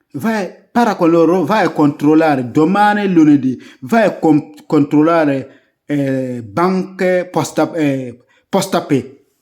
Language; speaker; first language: Italian; non-native, learner; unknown